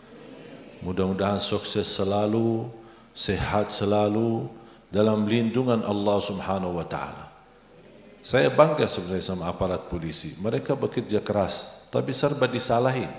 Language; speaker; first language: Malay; non-native, fluent; Arabic